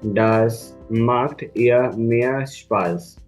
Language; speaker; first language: German; non-native, learner; Hindi